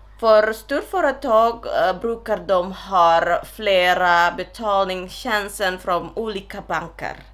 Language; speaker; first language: Swedish; non-native, learner; Indonesian